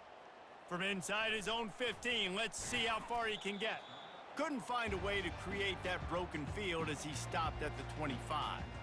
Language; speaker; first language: English; native; English